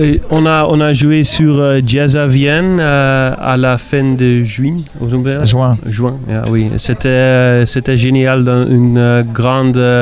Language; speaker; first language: French; non-native, learner; Dutch